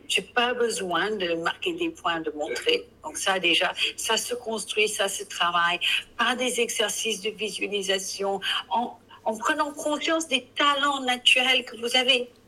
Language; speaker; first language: French; non-native, fluent; English